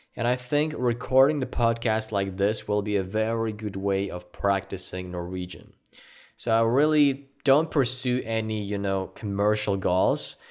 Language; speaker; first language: Norwegian; non-native, learner; Ukrainian